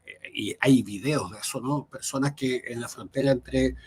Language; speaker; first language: Spanish; native; Spanish